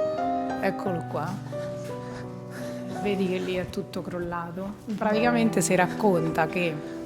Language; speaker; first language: Italian; native; Italian